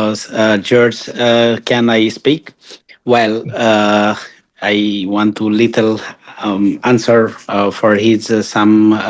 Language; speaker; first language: English; non-native, learner; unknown